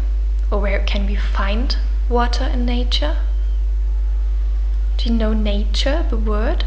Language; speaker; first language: English; non-native, fluent; German